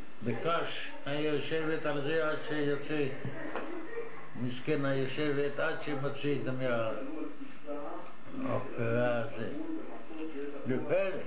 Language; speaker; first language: Hebrew; non-native, fluent; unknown